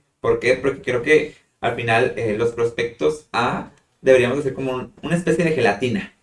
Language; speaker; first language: Spanish; native; Spanish